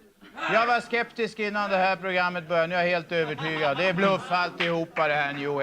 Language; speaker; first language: Swedish; native; Swedish